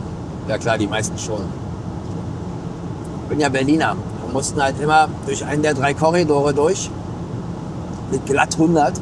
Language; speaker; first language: German; native; German